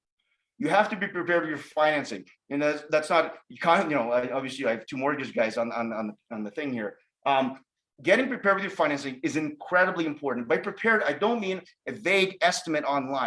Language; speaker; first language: English; native; English